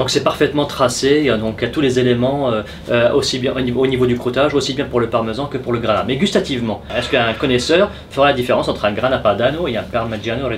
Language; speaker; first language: French; native; French